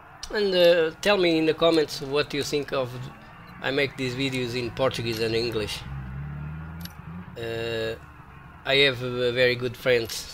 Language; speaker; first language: English; non-native, learner; Portuguese